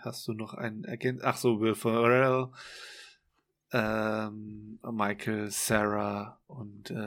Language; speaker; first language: German; native; German